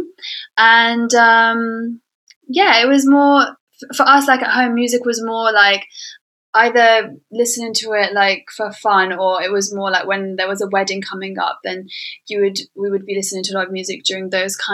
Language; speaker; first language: English; native; English